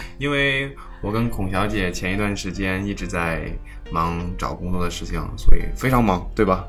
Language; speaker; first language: Chinese; native; Chinese